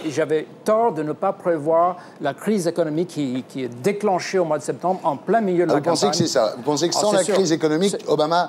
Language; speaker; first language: French; non-native, fluent; English